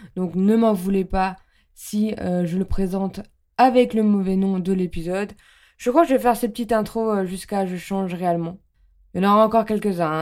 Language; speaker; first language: French; native; French